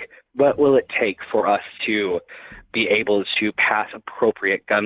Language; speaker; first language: English; native; English